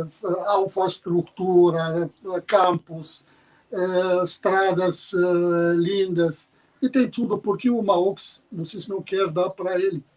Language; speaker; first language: Portuguese; non-native, fluent; Arabic